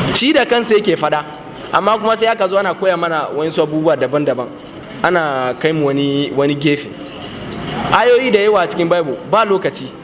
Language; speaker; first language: Hausa; non-native, local second language; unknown